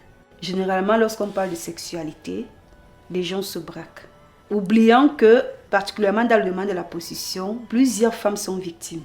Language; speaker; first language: French; native; French